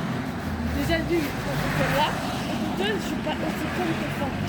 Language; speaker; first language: French; native; French